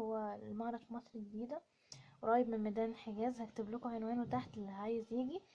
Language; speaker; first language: Arabic; native; Arabic